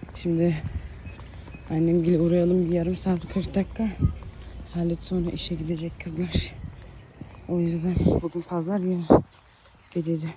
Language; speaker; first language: Turkish; early bilingual, heritage; Turkish